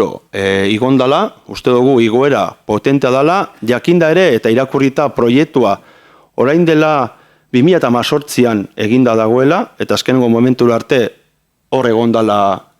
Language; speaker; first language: Basque; native; Basque